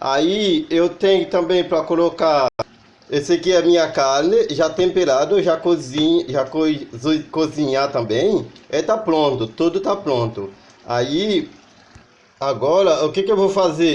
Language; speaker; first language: Portuguese; non-native, learner; Haitian Creole